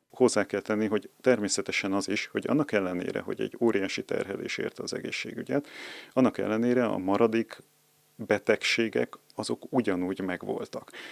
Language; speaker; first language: Hungarian; native; Hungarian